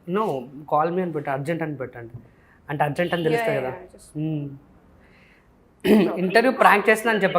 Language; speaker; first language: Telugu; native; Telugu